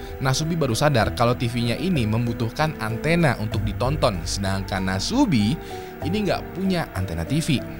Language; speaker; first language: Indonesian; native; Indonesian